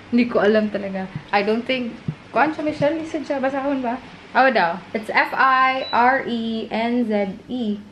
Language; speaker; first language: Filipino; native; Filipino